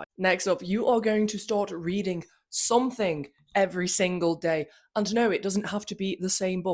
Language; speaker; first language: English; native; English